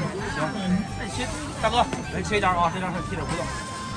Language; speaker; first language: Chinese; native; Chinese